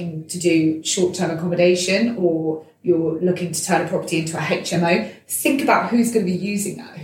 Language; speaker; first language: English; native; English